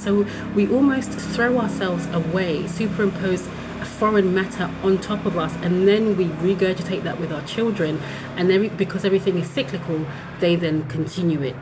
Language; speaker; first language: English; native; English